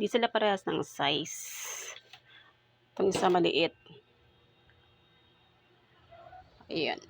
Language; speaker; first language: Filipino; native; Filipino